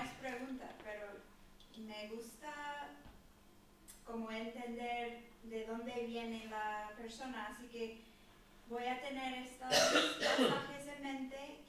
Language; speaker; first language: Spanish; non-native, fluent; English